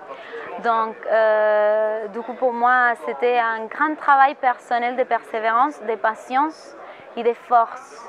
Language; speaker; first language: French; non-native, fluent; Spanish